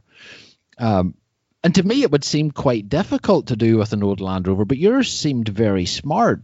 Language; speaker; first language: English; native; English